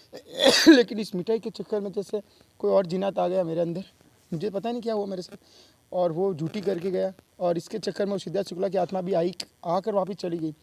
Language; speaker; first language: Hindi; native; Hindi